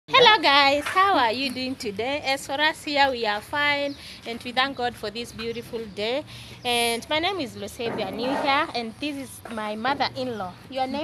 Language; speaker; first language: English; non-native, local second language; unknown